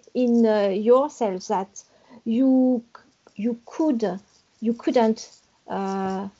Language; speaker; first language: English; non-native, learner; French